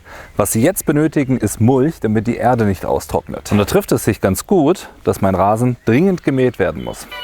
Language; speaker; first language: German; native; German